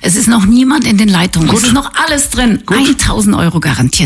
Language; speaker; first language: German; native; German